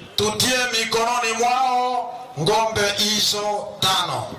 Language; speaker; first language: Swahili; native; Swahili